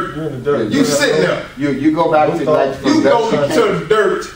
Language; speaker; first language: English; native; English